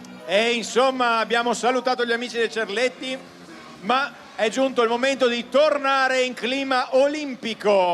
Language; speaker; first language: Italian; native; Italian